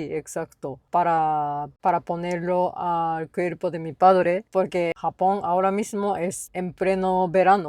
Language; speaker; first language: Spanish; non-native, learner; Japanese